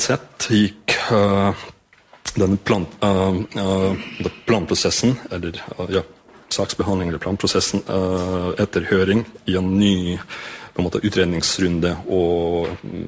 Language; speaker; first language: Norwegian; non-native, fluent; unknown